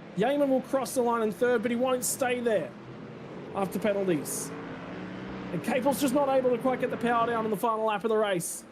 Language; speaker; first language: English; native; English